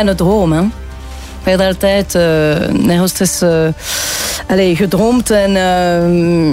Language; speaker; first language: Dutch; non-native, local second language; French